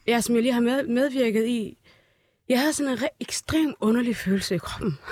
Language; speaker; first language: Danish; early bilingual, other home language; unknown